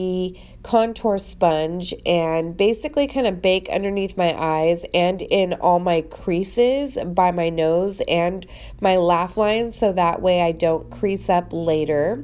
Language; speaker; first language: English; native; English